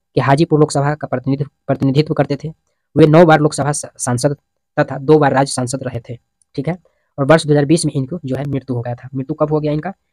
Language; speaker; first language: Hindi; native; Hindi